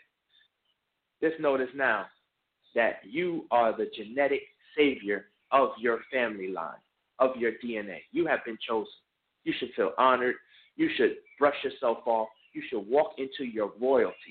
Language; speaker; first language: English; native; English